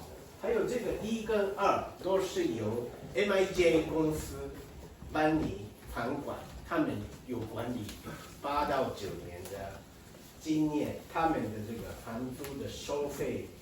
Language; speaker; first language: Chinese; non-native, fluent; Japanese